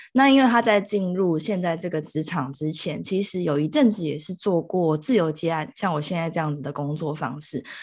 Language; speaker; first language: Chinese; native; Chinese